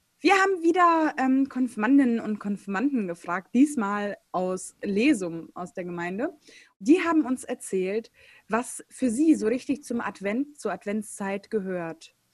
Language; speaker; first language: German; native; German